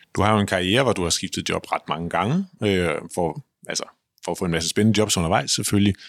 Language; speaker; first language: Danish; native; Danish